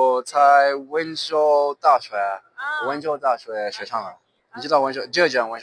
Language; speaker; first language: Chinese; non-native, learner; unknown